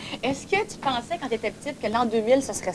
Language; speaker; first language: French; native; French